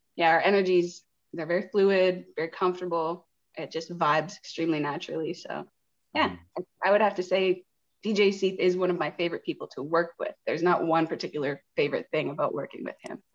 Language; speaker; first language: English; native; English